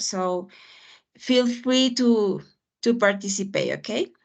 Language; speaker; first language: English; non-native, fluent; Spanish